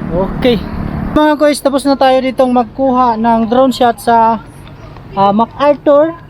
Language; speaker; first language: Filipino; non-native, local second language; Waray